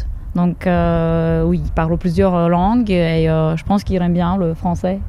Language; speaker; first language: French; non-native, fluent; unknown